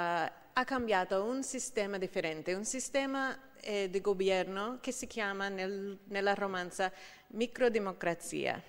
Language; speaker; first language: Italian; non-native, fluent; English